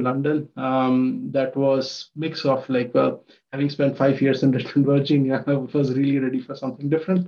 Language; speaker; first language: English; non-native, local second language; Hindi